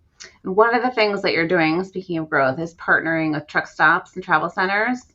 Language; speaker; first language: English; native; English